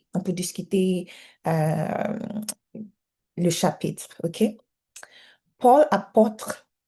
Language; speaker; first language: French; non-native, learner; English